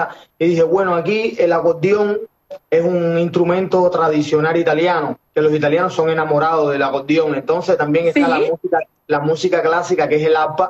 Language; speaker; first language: Spanish; native; Spanish